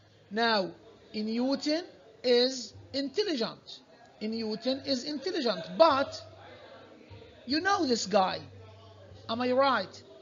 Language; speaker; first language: English; non-native, fluent; Arabic